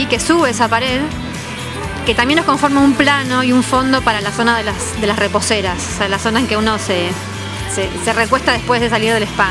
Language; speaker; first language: Spanish; native; Spanish